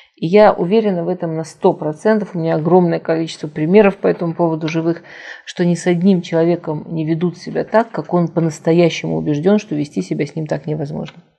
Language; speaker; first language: Russian; native; Russian